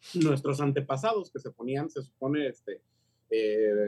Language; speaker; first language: Spanish; native; Spanish